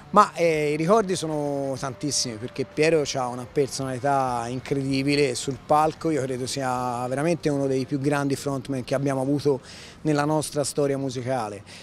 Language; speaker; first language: Italian; native; Italian